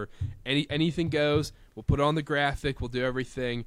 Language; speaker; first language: English; native; English